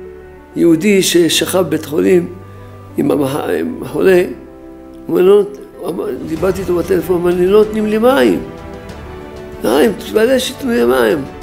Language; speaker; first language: Hebrew; non-native, fluent; French